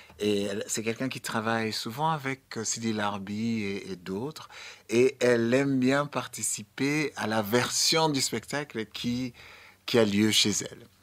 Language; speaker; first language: French; non-native, fluent; English